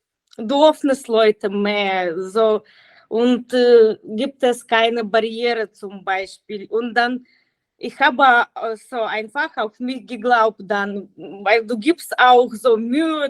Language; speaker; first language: German; non-native, learner; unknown